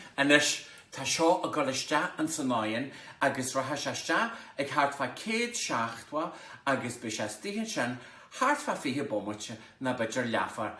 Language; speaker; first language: Irish; native; Irish